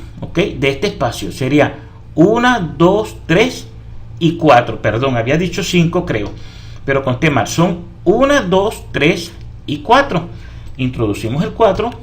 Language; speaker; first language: Spanish; native; Spanish